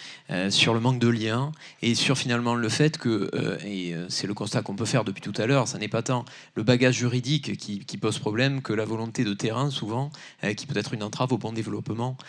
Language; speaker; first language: French; native; French